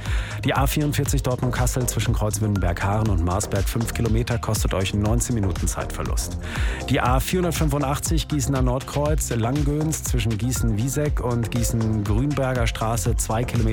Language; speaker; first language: German; native; German